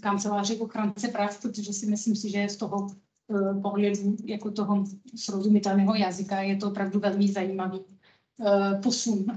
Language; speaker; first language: Czech; non-native, fluent; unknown